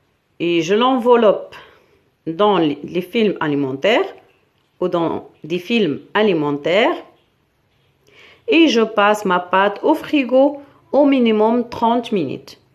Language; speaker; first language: French; non-native, local second language; Arabic